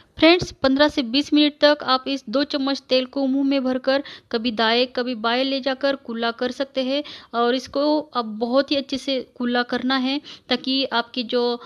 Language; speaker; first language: Hindi; non-native, local second language; Marathi